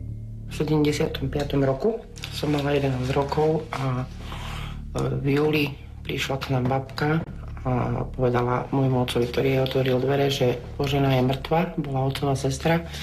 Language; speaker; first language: Slovak; native; Slovak